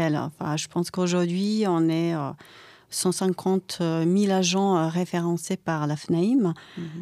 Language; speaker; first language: French; non-native, fluent; Croatian